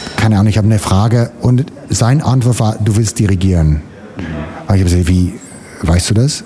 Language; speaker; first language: German; non-native, fluent; Italian